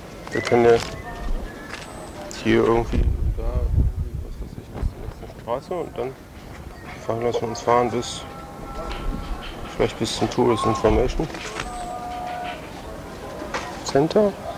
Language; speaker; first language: German; native; German